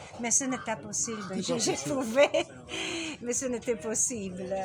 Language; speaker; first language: French; non-native, learner; Italian